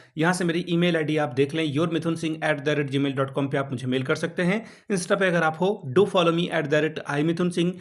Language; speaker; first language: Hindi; native; Hindi